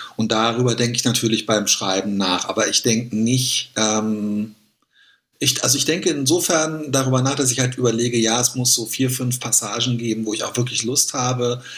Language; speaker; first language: German; native; German